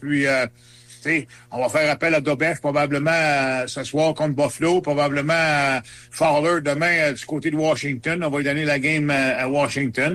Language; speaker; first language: French; native; French